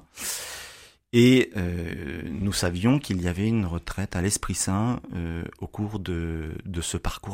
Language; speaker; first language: French; native; French